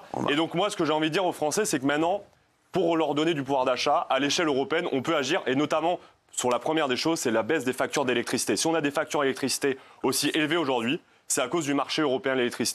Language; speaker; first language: French; native; French